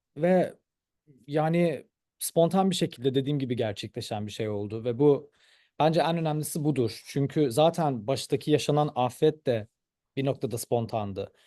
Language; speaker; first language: Turkish; early bilingual, heritage; Turkish